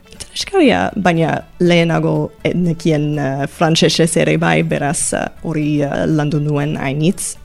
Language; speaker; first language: Basque; non-native, learner; English